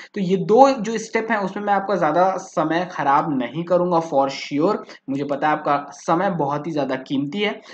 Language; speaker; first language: Hindi; native; Hindi